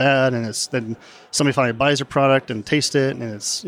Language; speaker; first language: English; native; English